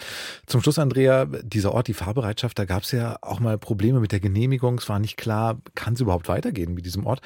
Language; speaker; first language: German; native; German